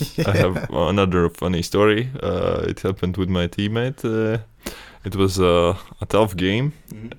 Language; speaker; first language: English; non-native, fluent; Latvian